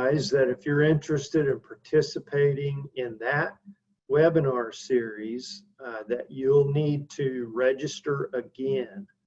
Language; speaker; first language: English; native; English